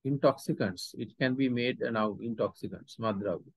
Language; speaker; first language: English; non-native, local second language; Sinhala